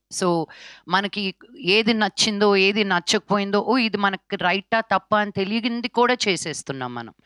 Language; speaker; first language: Telugu; native; Telugu